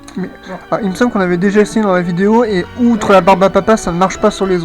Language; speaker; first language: French; native; French